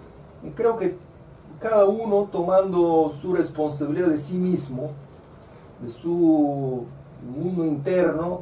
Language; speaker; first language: Spanish; non-native, fluent; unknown